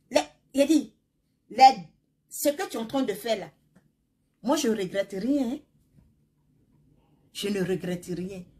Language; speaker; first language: French; non-native, local second language; Baoulé